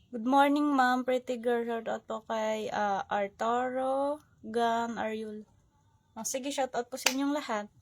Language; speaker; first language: Filipino; non-native, local second language; Hiligaynon